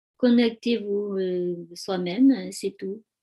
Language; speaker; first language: French; non-native, learner; Tibetan